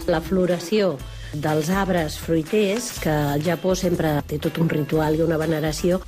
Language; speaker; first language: Catalan; native; Catalan